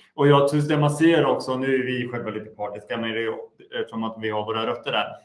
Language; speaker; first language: Swedish; native; Swedish